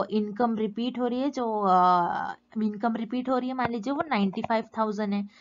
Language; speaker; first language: Hindi; native; Hindi